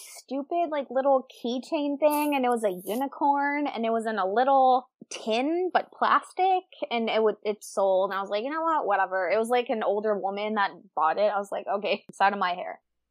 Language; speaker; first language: English; native; English